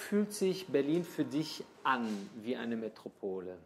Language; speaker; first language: German; native; German